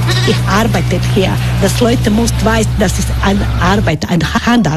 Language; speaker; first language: German; non-native, learner; Croatian